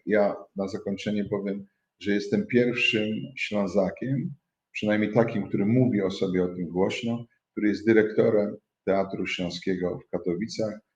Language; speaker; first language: Polish; native; Polish